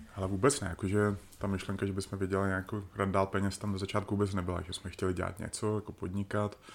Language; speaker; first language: Czech; early bilingual, other home language; Slovak